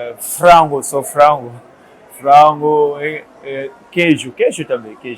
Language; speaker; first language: Portuguese; non-native, learner; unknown